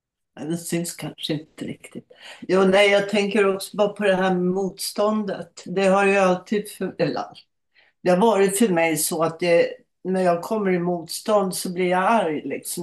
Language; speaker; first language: Swedish; native; Swedish